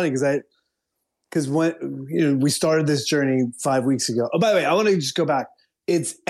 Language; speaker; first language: English; native; English